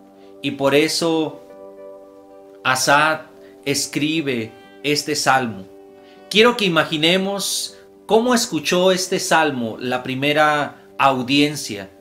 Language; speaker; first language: Spanish; native; Spanish